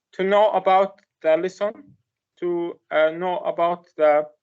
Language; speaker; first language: English; non-native, learner; Arabic